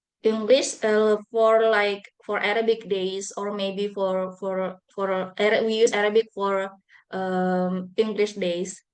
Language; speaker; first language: English; non-native, fluent; Buginese